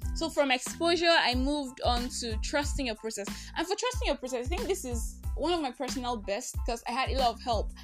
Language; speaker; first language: English; non-native, local second language; Igbo